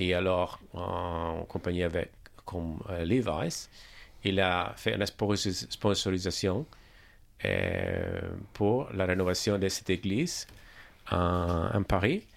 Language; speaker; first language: French; non-native, learner; English